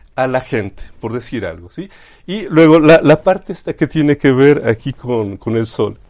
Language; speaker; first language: Spanish; native; Spanish